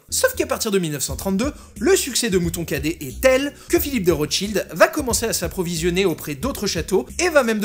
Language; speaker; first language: French; native; French